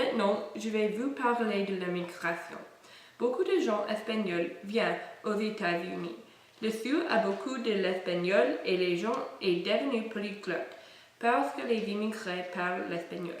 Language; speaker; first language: French; non-native, learner; English